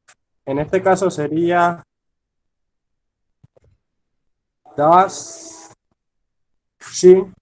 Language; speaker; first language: Spanish; native; Spanish